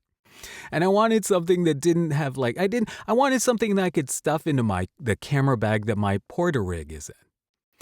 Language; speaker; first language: English; native; English